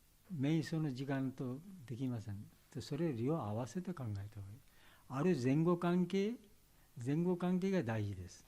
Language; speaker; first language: Japanese; non-native, learner; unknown